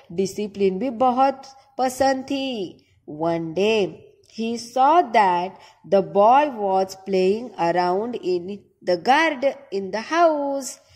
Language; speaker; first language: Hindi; non-native, local second language; Marathi